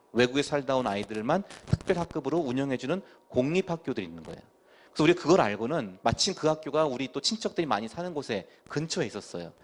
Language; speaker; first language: Korean; native; Korean